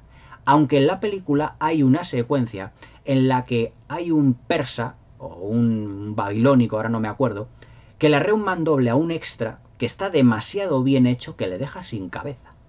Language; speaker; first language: Spanish; native; Spanish